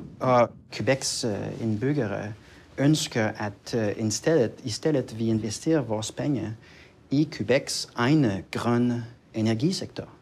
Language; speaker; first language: Danish; non-native, fluent; French